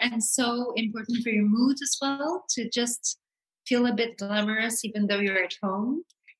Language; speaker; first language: English; non-native, local second language; French